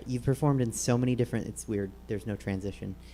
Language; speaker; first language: English; native; English